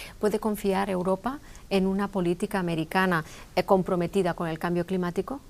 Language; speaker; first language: Spanish; non-native, local second language; Catalan